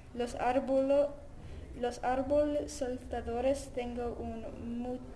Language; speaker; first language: Spanish; non-native, learner; English